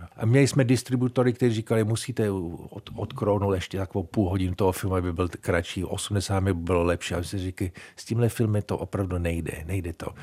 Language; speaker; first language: Czech; early bilingual, heritage; Czech